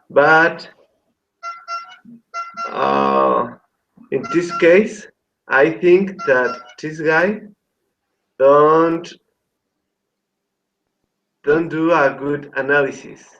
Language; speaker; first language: English; non-native, learner; Spanish